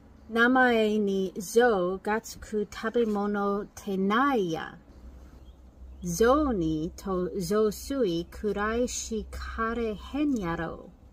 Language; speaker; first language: Japanese; non-native, learner; English